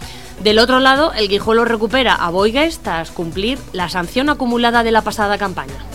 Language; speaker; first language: Spanish; native; Spanish